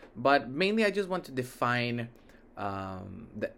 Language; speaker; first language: English; early bilingual, other home language; Spanish